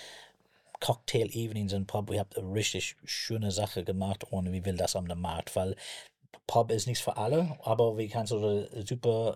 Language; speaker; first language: German; non-native, learner; English